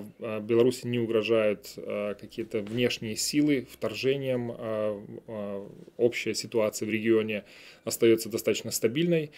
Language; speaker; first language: Russian; native; Russian